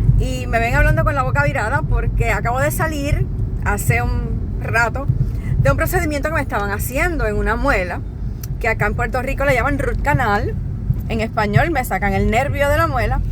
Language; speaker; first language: Spanish; native; Spanish